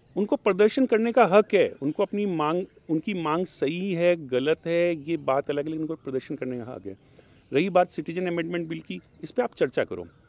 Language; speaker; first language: Hindi; native; Hindi